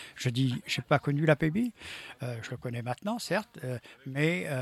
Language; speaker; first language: French; native; French